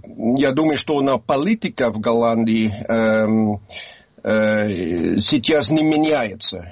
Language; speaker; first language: Russian; non-native, learner; Dutch